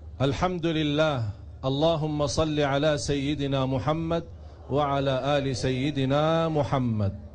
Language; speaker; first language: Indonesian; non-native, fluent; Arabic